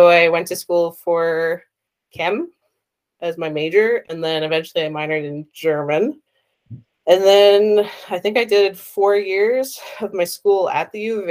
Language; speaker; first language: English; native; English